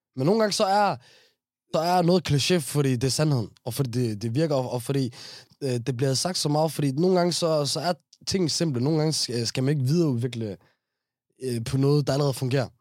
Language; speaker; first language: Danish; early bilingual, other home language; Somali